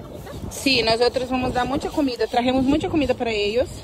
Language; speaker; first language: Spanish; non-native, learner; Portuguese